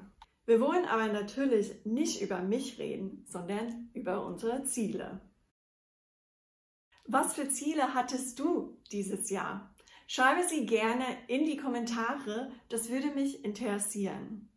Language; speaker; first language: German; non-native, fluent; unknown